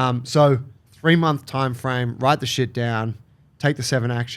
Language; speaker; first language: English; native; English